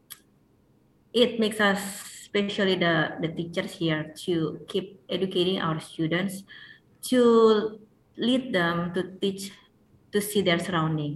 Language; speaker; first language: English; non-native, fluent; Indonesian